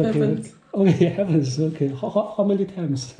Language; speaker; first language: English; non-native, learner; Chinese